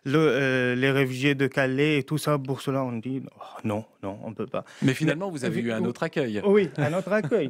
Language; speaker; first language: French; non-native, fluent; Arabic